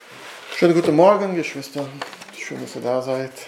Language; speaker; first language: German; non-native, fluent; Portuguese